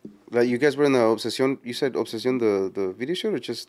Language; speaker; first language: English; early bilingual, other home language; Spanish